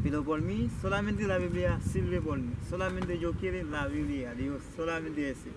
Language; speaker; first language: Spanish; non-native, learner; Haitian Creole